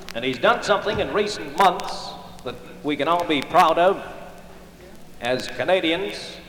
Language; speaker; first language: English; early bilingual, other home language; Ukrainian